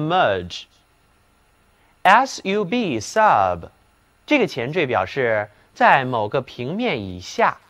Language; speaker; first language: Chinese; native; Chinese